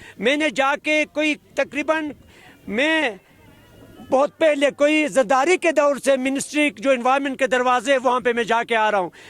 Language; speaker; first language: Urdu; non-native, local second language; Khowar